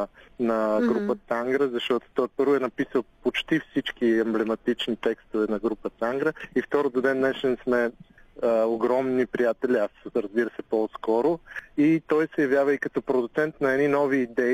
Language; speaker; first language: Bulgarian; native; Bulgarian